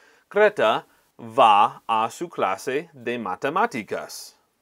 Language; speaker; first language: Spanish; non-native, fluent; English